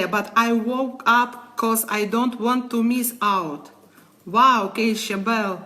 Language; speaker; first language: English; non-native, learner; Ukrainian